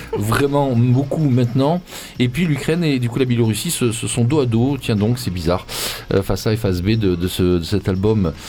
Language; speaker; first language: French; native; French